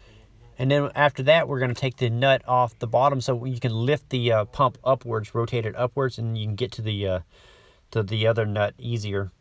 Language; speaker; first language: English; native; English